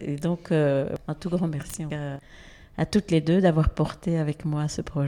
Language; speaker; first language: French; native; French